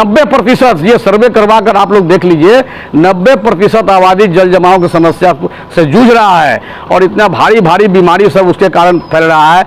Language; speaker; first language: Hindi; native; Hindi